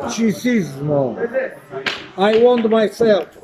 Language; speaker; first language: English; non-native, learner; Italian